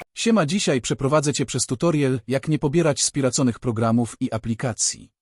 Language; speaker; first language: Polish; native; Polish